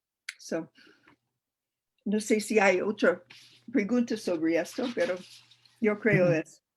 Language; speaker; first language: Spanish; non-native, learner; English